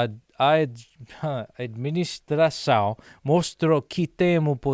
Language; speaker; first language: Portuguese; non-native, learner; English